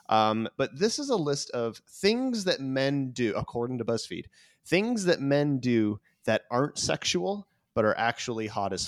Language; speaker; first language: English; native; English